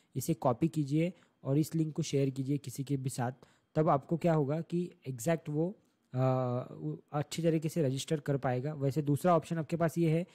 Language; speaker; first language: Hindi; non-native, local second language; Marathi